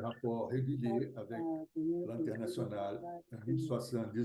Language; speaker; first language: French; non-native, fluent; Portuguese